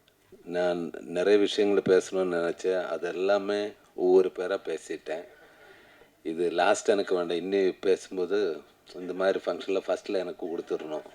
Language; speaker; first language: Tamil; non-native, learner; Malayalam